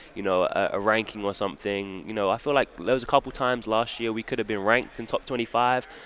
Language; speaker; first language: English; native; English